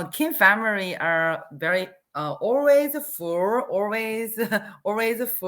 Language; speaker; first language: English; non-native, learner; Korean